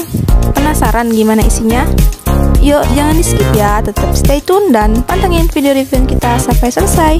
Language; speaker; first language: Indonesian; native; Indonesian